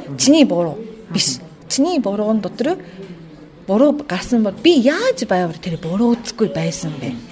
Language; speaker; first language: Mongolian; non-native, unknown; Japanese